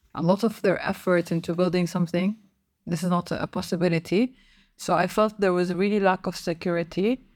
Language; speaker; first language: English; non-native, fluent; Arabic